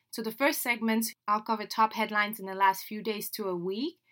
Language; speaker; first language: English; non-native, fluent; French